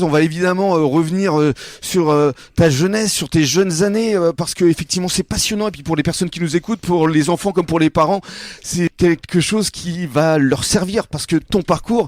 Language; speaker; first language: French; native; French